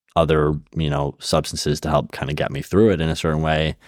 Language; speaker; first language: English; native; English